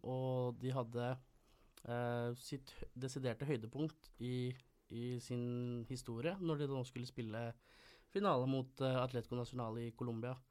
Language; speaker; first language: Norwegian; native; Norwegian